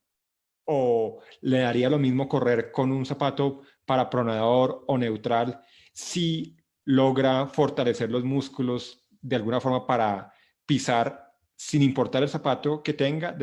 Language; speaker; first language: Spanish; native; Spanish